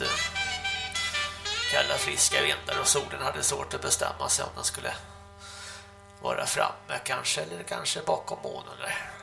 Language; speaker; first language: Swedish; native; Swedish